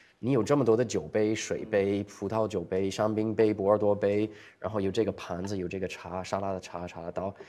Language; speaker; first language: Chinese; non-native, fluent; English